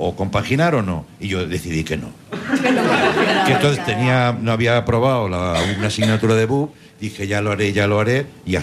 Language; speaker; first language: Spanish; native; Spanish